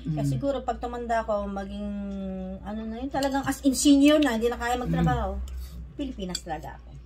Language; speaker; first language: Filipino; native; Filipino